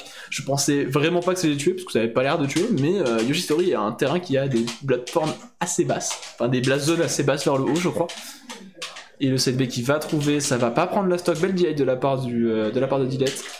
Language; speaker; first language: French; native; French